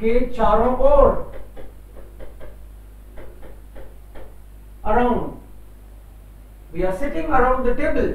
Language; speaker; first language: Hindi; native; Hindi